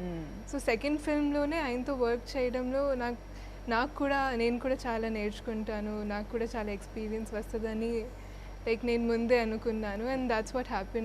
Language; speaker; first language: Telugu; non-native, fluent; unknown